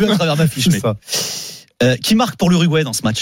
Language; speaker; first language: French; native; French